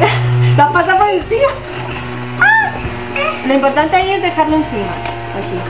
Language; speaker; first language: Spanish; native; Spanish